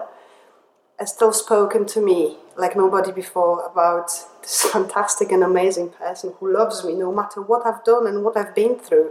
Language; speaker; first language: English; non-native, fluent; Polish